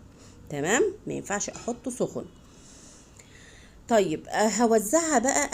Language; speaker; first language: Arabic; native; Arabic